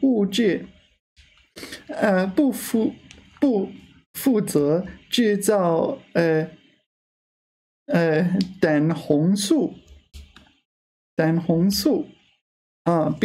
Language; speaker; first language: Chinese; non-native, learner; English